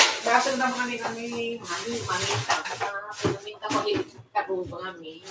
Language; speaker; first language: Filipino; native; Filipino